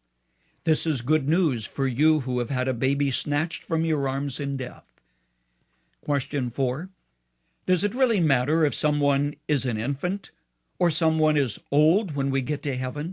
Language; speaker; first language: English; native; English